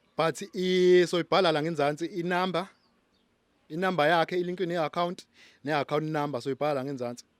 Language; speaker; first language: Zulu; native; Zulu